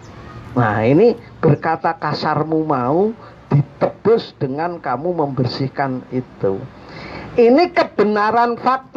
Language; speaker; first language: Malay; non-native, local second language; Javanese